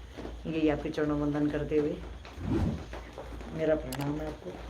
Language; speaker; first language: Hindi; native; Hindi